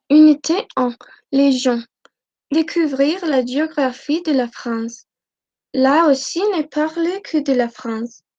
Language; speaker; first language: French; non-native, learner; Spanish